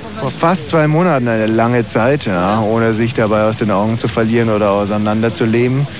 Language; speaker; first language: German; native; German